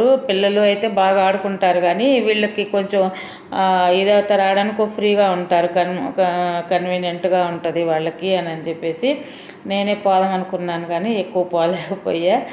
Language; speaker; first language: Telugu; native; Telugu